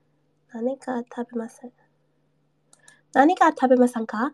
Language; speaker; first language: Japanese; non-native, learner; English